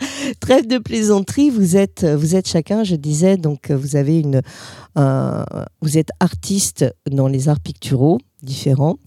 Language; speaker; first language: French; native; French